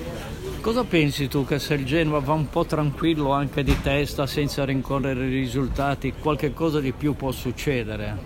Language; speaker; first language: Italian; native; Italian